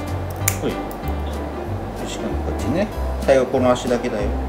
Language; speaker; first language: Japanese; native; Japanese